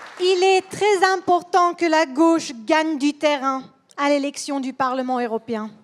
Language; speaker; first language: French; non-native, fluent; Swedish